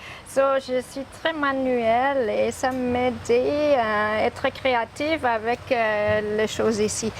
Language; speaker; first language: French; non-native, learner; English